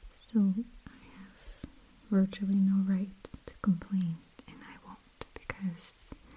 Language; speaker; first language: English; non-native, fluent; Russian